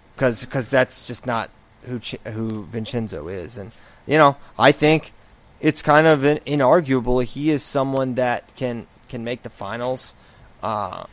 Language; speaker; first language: English; native; English